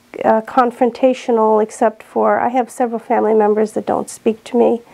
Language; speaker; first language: English; native; English